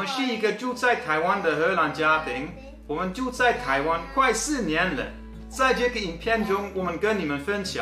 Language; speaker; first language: Chinese; non-native, fluent; Dutch